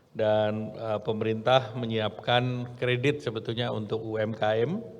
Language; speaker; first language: Indonesian; native; Indonesian